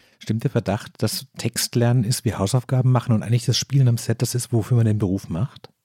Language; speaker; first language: German; native; German